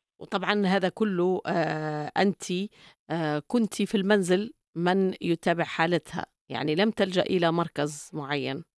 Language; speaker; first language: Arabic; native; Arabic